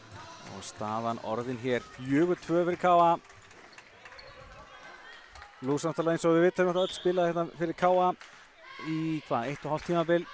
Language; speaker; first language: Icelandic; native; Icelandic